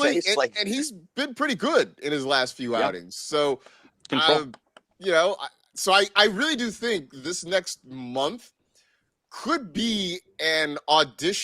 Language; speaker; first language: English; native; English